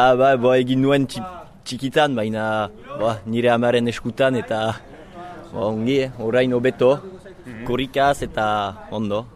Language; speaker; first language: Basque; non-native, local second language; Spanish